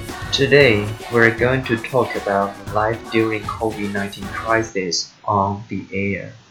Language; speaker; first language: English; non-native, fluent; Chinese